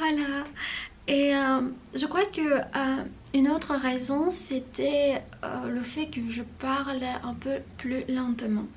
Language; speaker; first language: French; non-native, fluent; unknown